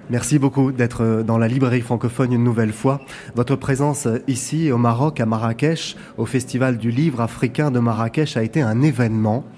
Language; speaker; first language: French; native; French